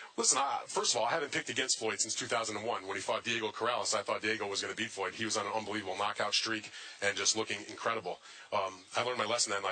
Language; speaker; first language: English; native; English